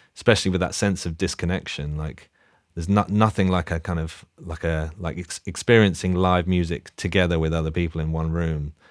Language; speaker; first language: English; native; English